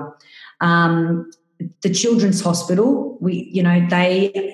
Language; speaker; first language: English; native; English